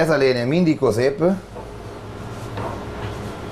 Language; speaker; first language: Hungarian; non-native, learner; Italian